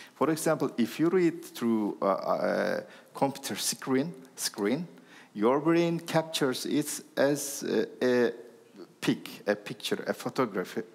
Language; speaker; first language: English; non-native, fluent; Turkish